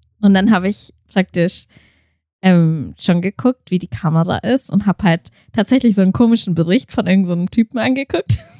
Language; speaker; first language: German; early bilingual, other home language; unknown